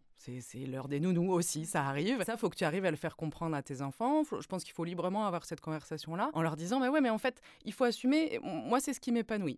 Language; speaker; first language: French; native; French